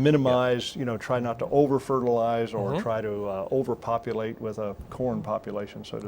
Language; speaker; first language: English; native; English